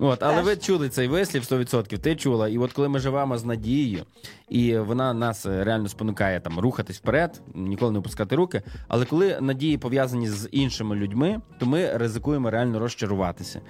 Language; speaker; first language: Ukrainian; native; Ukrainian